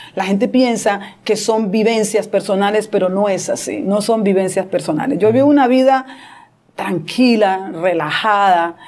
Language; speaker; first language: Spanish; native; Spanish